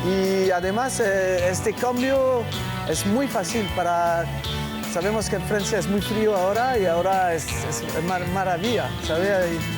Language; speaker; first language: Spanish; non-native, fluent; French